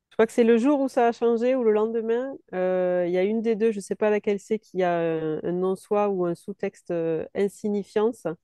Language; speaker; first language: French; native; French